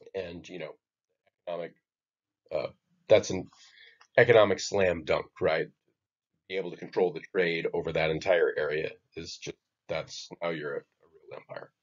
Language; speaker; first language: English; native; English